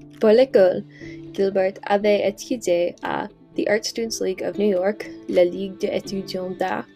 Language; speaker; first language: French; non-native, learner; English